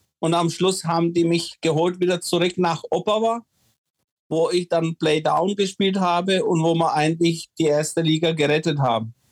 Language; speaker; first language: German; early bilingual, other home language; Czech